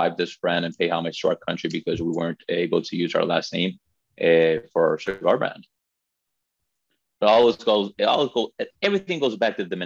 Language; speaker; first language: English; non-native, fluent; Spanish